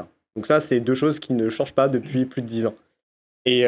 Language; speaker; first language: French; native; French